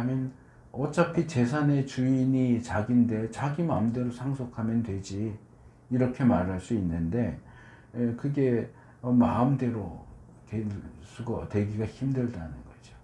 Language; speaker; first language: Korean; native; Korean